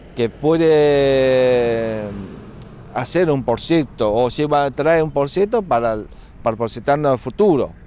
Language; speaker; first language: Spanish; non-native, fluent; Chinese